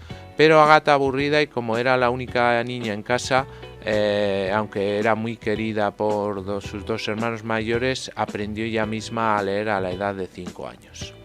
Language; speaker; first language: Spanish; native; Spanish